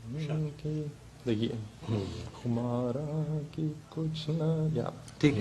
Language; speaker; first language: Urdu; non-native, fluent; English